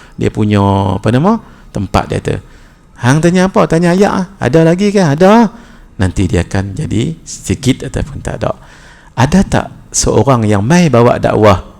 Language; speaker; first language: Malay; native; Malay